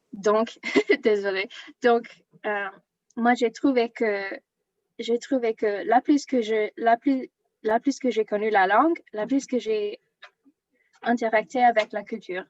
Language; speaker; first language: French; non-native, learner; English